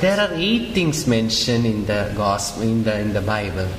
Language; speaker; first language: English; non-native, local second language; Malayalam